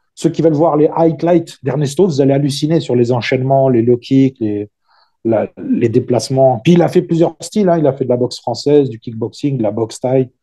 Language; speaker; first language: French; native; French